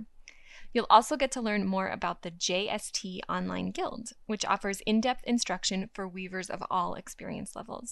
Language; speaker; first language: English; native; English